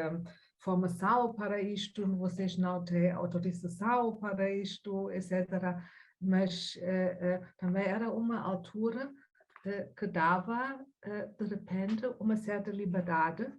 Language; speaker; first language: Portuguese; non-native, fluent; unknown